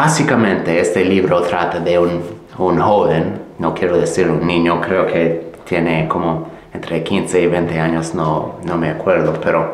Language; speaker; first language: Spanish; non-native, fluent; English